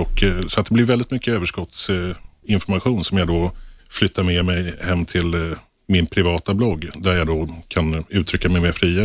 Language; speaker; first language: Swedish; native; Swedish